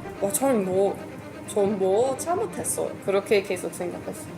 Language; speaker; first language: Korean; non-native, learner; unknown